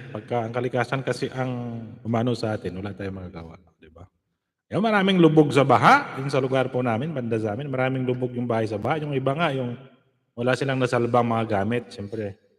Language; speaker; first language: Filipino; non-native, local second language; Hiligaynon